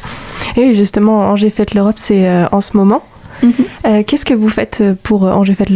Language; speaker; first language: French; native; French